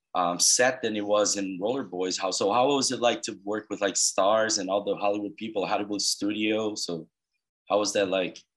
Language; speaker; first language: English; non-native, fluent; Portuguese